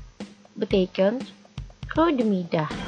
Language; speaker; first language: Dutch; non-native, fluent; Indonesian